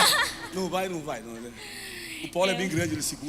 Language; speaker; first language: Portuguese; native; Portuguese